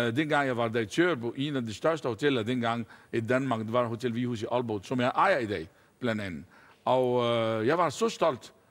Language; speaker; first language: Danish; non-native, fluent; Arabic